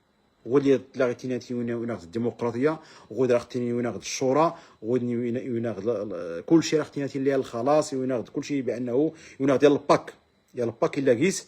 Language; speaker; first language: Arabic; non-native, local second language; Berber languages